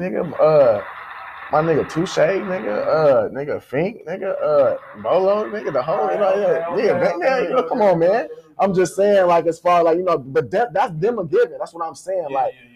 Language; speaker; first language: English; native; English